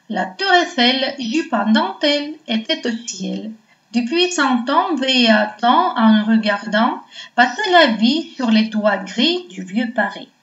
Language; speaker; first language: French; non-native, fluent; Russian